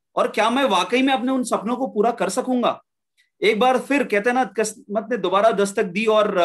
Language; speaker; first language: Hindi; native; Hindi